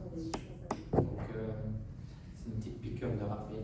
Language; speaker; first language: French; native; French